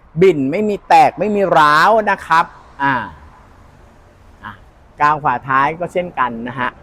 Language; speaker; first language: Thai; native; Thai